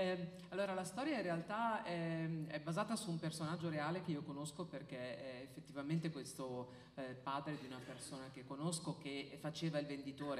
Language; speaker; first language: Italian; native; Italian